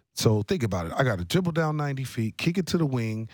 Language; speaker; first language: English; native; English